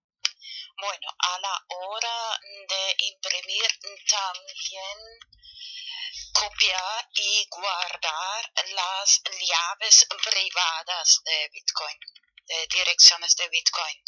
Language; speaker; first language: Spanish; non-native, fluent; German